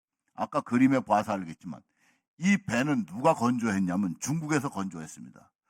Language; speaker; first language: Korean; native; Korean